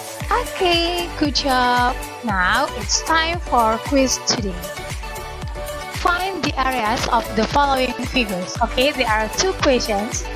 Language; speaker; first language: English; non-native, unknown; Indonesian